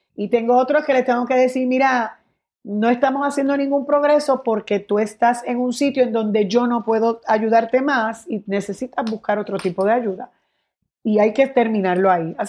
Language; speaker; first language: Spanish; native; Spanish